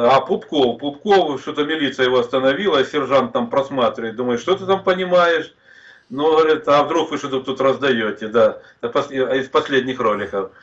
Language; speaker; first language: Russian; native; Russian